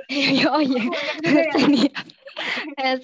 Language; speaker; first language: Indonesian; native; Indonesian